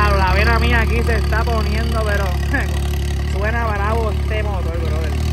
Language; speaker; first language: Spanish; native; Spanish